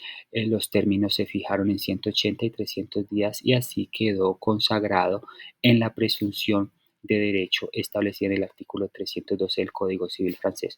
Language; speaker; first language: Spanish; native; Spanish